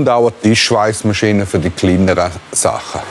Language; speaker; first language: German; native; German